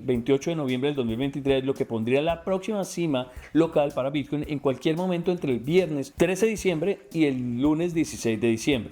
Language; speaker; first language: Spanish; native; Spanish